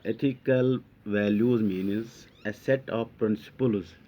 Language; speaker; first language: English; non-native, local second language; Urdu